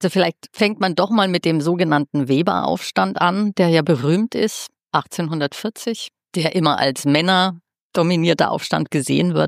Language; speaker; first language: German; native; German